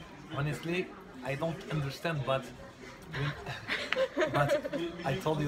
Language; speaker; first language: English; non-native, learner; Arabic